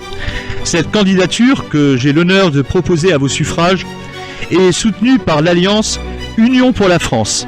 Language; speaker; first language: French; native; French